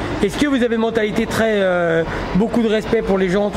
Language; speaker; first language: French; native; French